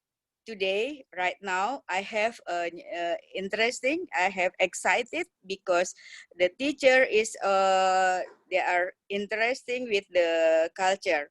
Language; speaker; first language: English; non-native, learner; Indonesian